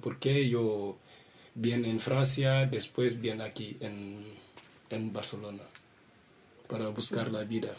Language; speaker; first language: Spanish; non-native, learner; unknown